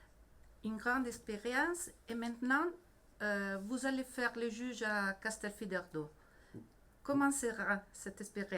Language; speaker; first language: French; non-native, learner; Italian